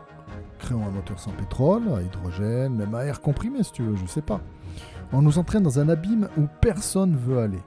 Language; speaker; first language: French; native; French